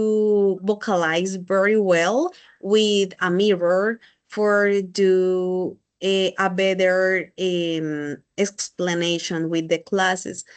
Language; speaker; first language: English; non-native, learner; Spanish